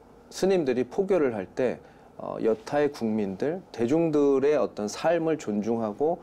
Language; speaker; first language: Korean; native; Korean